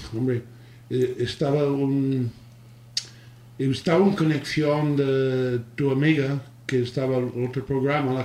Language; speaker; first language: Spanish; non-native, learner; English